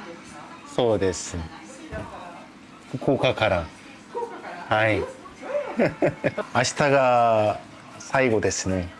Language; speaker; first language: Japanese; non-native, learner; Korean